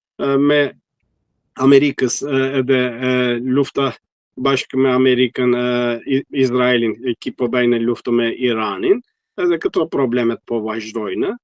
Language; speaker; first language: Albanian; non-native, fluent; Turkish